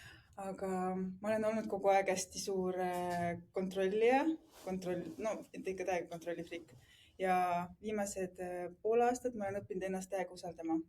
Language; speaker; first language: Estonian; native; Estonian